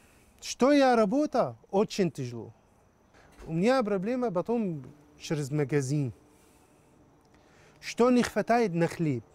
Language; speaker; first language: Russian; non-native, learner; Arabic